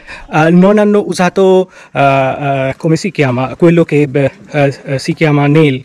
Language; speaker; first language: Italian; non-native, fluent; Bangla